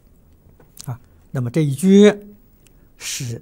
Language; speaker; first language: Chinese; native; Chinese